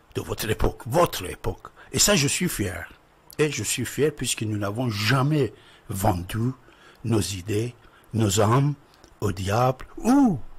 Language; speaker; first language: French; non-native, fluent; Persian